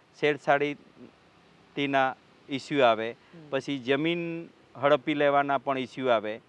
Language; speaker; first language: Gujarati; non-native, local second language; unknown